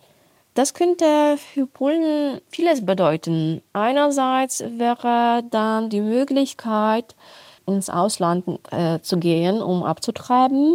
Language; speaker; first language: German; non-native, fluent; Polish